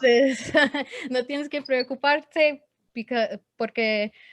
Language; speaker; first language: Spanish; non-native, learner; English